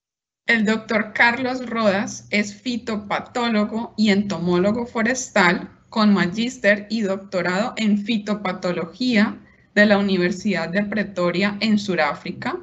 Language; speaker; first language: Spanish; native; Spanish